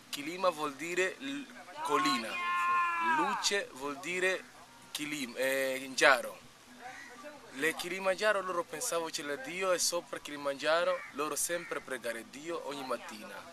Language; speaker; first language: Italian; non-native, learner; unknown